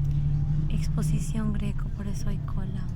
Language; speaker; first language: Spanish; native; Spanish